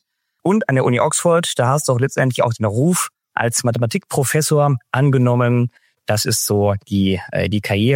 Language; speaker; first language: German; native; German